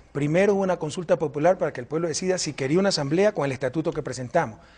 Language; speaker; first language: Spanish; native; Spanish